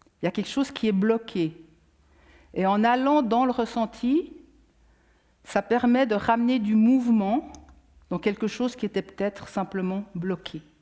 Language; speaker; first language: French; native; French